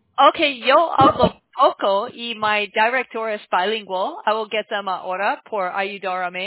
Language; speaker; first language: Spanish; non-native, learner; English